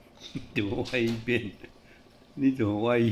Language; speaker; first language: Chinese; native; Chinese